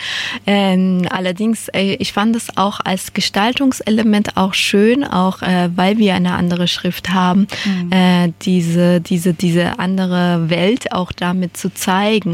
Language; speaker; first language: German; non-native, fluent; Persian